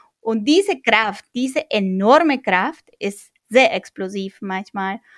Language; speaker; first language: German; non-native, fluent; Spanish